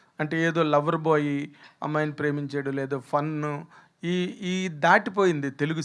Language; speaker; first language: Telugu; native; Telugu